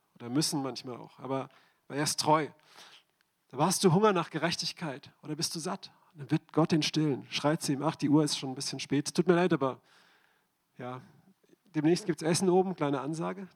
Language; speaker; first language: German; native; German